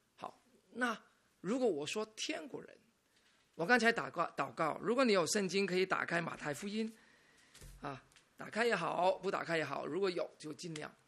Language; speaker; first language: Chinese; non-native, local second language; Cantonese